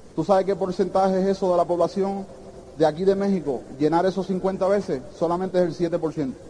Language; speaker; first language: Spanish; early bilingual, heritage; Spanish